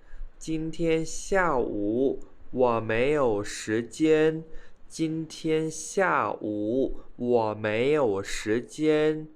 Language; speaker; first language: Chinese; non-native, fluent; Khmer